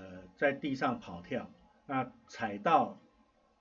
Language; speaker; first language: Chinese; native; Chinese